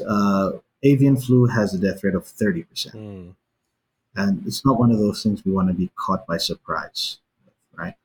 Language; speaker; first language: English; native; English